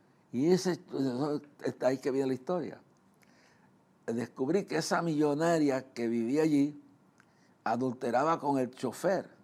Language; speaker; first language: Spanish; native; Spanish